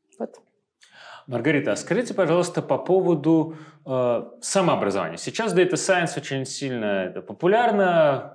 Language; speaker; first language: Russian; native; Russian